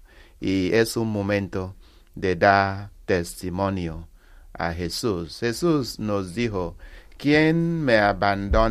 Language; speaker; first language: Spanish; non-native, learner; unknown